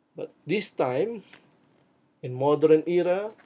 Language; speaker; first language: English; non-native, fluent; Indonesian